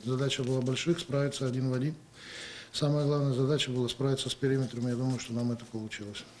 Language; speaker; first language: Russian; native; Russian